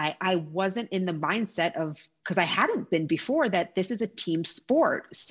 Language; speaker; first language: English; native; English